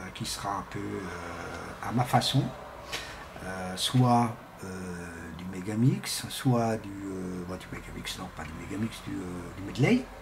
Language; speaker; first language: French; non-native, fluent; Portuguese